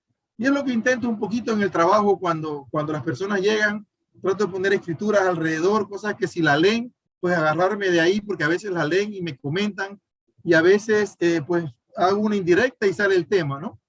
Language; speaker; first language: Spanish; native; Spanish